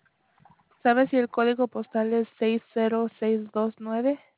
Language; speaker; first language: Spanish; early bilingual, heritage; Spanish